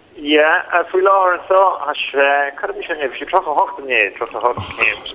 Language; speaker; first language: Irish; native; Irish